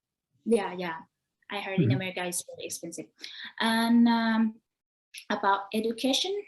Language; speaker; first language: English; non-native, learner; Thai